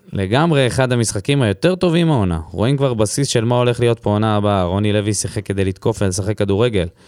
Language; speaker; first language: Hebrew; native; Hebrew